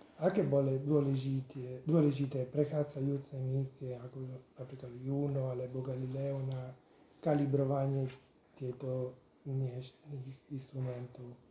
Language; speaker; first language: Slovak; non-native, learner; Italian